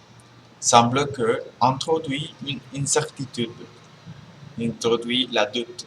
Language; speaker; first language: French; non-native, learner; Spanish